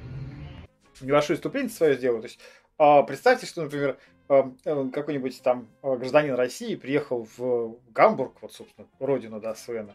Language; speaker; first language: Russian; native; Russian